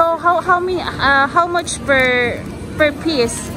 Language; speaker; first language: English; non-native, learner; Filipino